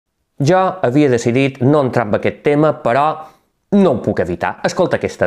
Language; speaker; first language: Catalan; native; Catalan